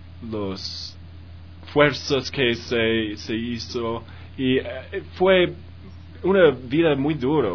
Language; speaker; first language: Spanish; non-native, learner; English